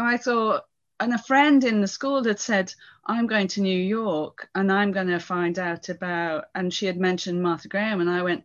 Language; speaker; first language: English; native; English